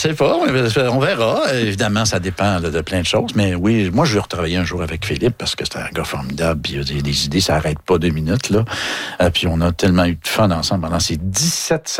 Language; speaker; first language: French; native; French